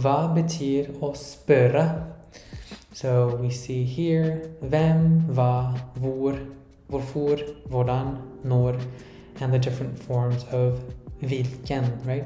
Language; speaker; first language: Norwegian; non-native, learner; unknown